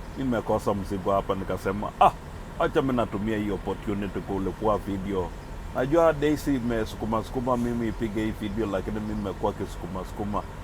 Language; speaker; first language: Swahili; non-native, local second language; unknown